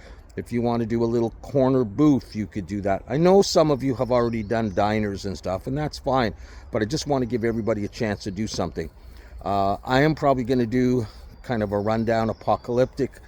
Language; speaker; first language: English; native; English